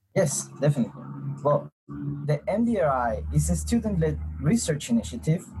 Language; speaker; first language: English; non-native, fluent; Spanish